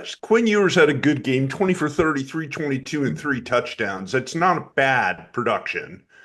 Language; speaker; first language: English; native; English